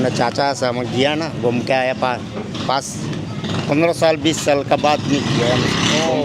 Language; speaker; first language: Hindi; non-native, local second language; Bangla